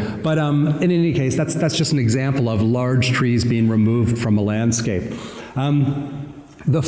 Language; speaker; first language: English; native; English